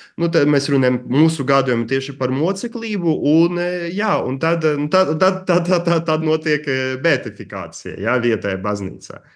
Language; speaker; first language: Latvian; native; Latvian